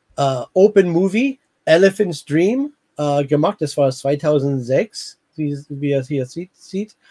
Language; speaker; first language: German; non-native, fluent; English